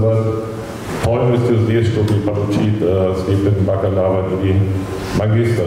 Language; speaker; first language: Russian; non-native, fluent; German